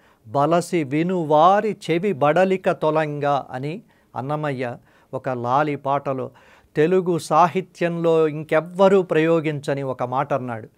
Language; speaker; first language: Telugu; native; Telugu